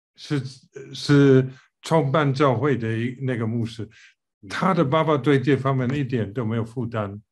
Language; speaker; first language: Chinese; non-native, fluent; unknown